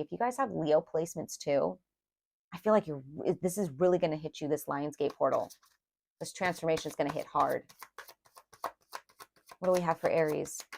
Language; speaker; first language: English; native; English